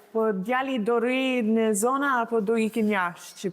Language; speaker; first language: Albanian; non-native, learner; English